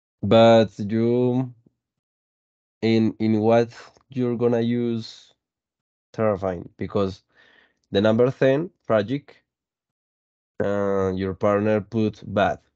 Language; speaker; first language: English; non-native, fluent; Spanish